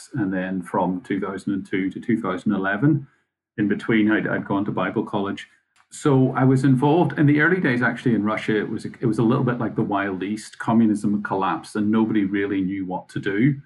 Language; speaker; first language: English; native; English